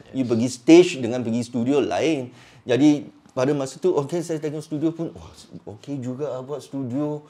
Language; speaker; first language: Malay; non-native, local second language; Cantonese